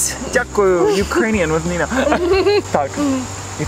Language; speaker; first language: Ukrainian; non-native, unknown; English